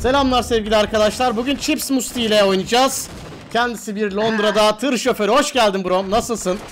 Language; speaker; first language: Turkish; native; Turkish